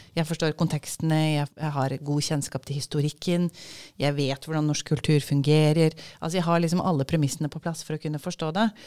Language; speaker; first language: Norwegian; native; Norwegian